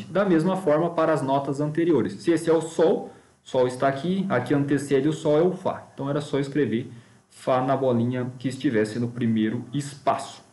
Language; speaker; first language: Portuguese; native; Portuguese